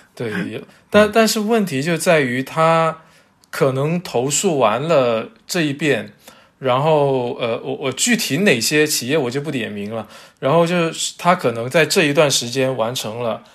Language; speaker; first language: Chinese; native; Chinese